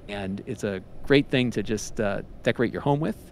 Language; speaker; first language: English; native; English